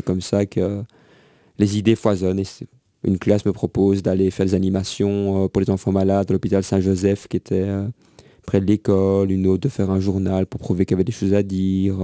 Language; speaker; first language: French; native; French